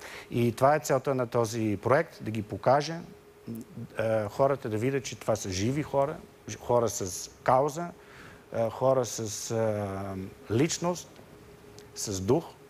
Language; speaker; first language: Bulgarian; non-native, fluent; Dutch